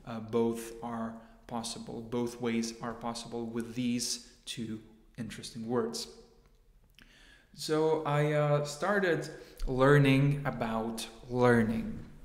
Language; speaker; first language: English; non-native, fluent; Lithuanian